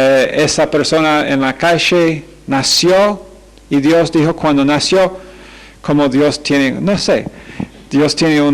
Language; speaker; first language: Spanish; non-native, fluent; English